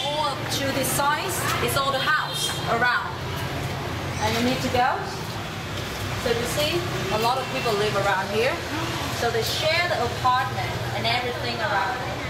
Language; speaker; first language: English; non-native, learner; Vietnamese